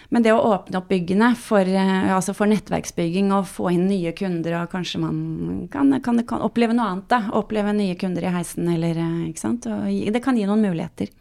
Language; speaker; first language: Norwegian; native; Norwegian